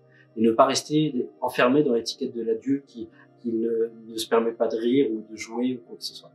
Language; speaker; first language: French; native; French